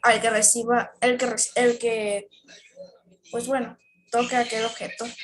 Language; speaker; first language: Spanish; native; Spanish